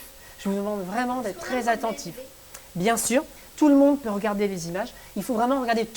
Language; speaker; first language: French; native; French